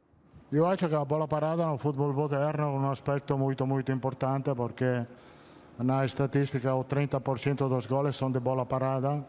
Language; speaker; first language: Portuguese; non-native, fluent; Italian